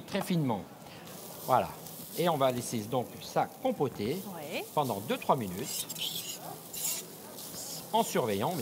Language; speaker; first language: French; native; French